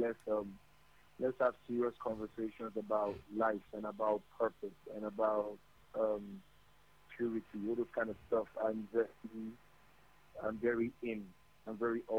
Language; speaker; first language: English; non-native, local second language; Yoruba